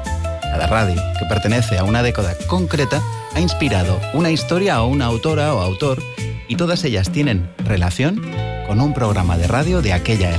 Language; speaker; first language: Spanish; native; Spanish